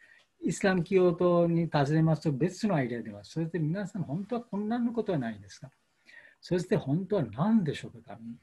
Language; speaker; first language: Japanese; non-native, fluent; Bangla